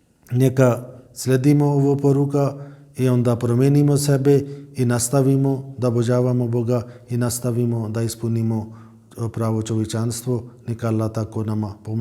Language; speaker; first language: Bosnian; non-native, fluent; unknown